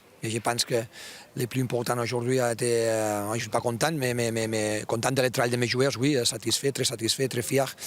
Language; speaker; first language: French; non-native, fluent; Spanish